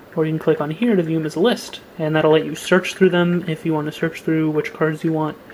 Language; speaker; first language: English; native; English